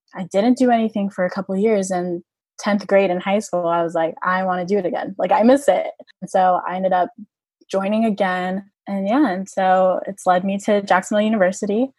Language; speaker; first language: English; native; English